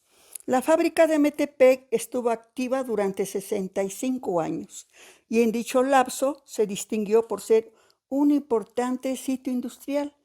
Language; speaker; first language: Spanish; native; Spanish